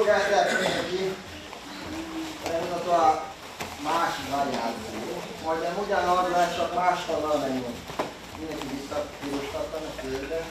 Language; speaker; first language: Hungarian; non-native, learner; Portuguese